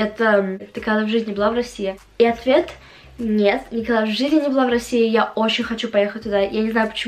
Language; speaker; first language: Russian; early bilingual, heritage; Russian